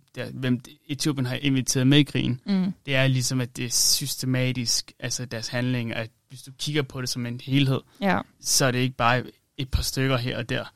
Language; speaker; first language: Danish; early bilingual, other home language; Amharic